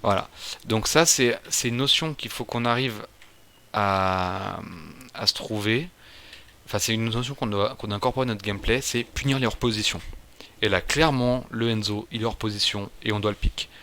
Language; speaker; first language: French; native; French